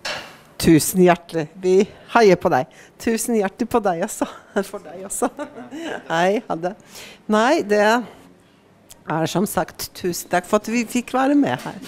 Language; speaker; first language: Norwegian; native; Norwegian